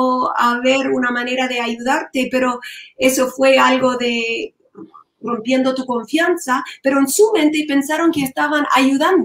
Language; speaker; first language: Spanish; non-native, learner; English